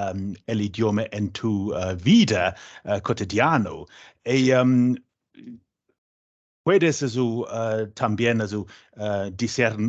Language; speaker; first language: Spanish; non-native, learner; English